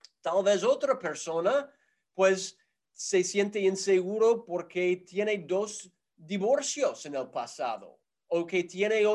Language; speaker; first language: Spanish; non-native, fluent; English